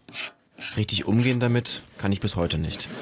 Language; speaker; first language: German; native; German